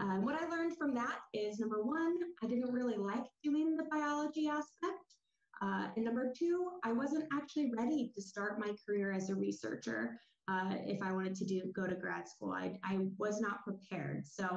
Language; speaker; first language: English; native; English